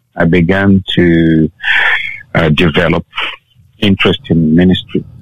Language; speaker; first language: English; non-native, local second language; Bemba